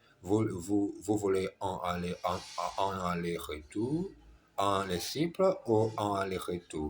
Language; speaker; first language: French; non-native, learner; German